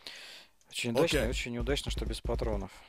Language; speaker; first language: Russian; native; Russian